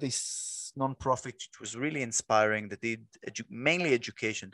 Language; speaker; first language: English; non-native, fluent; Hebrew